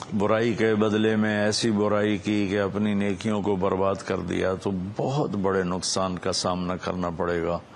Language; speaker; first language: Urdu; non-native, local second language; Punjabi